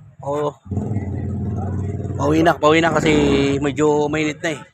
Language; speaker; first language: Filipino; native; Filipino